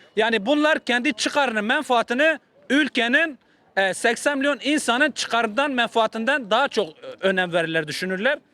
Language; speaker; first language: Turkish; native; Turkish